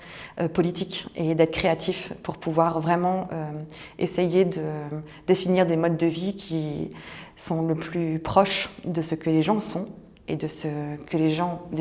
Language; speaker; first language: French; native; French